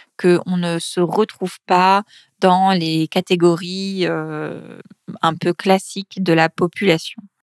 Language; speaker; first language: French; native; French